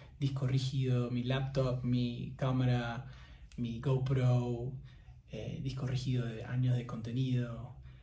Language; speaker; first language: Spanish; non-native, fluent; English